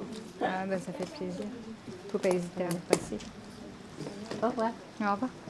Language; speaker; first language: French; native; French